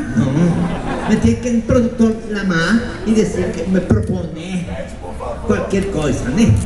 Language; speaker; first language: Portuguese; non-native, learner; Spanish